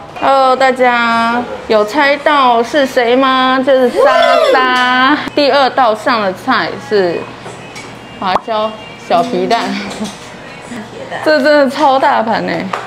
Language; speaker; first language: Chinese; native; Chinese